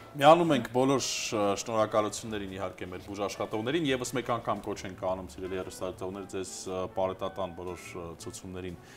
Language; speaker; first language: Armenian; native; Armenian